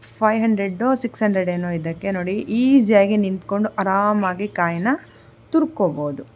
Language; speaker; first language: Kannada; non-native, local second language; Konkani